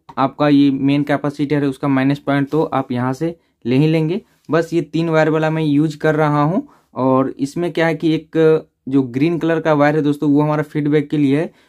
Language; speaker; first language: Hindi; native; Hindi